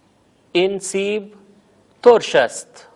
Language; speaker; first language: Persian; non-native, fluent; Urdu